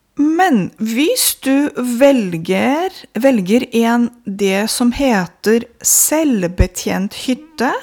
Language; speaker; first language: Norwegian; non-native, fluent; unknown